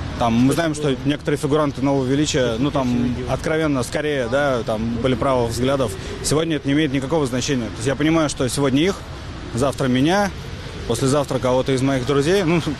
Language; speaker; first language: Russian; native; Russian